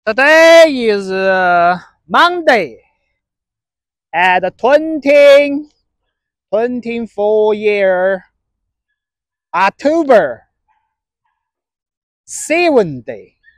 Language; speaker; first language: English; non-native, learner; Chinese